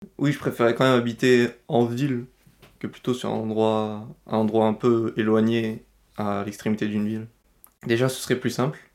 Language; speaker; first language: French; native; French